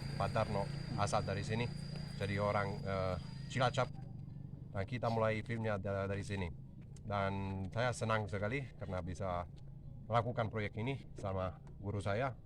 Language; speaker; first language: Indonesian; non-native, learner; Italian